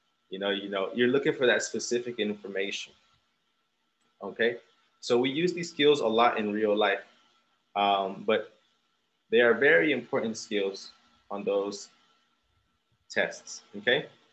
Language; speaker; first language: English; early bilingual, other home language; Spanish